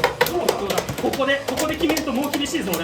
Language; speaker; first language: Japanese; native; Japanese